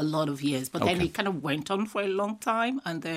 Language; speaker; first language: English; non-native, local second language; Igbo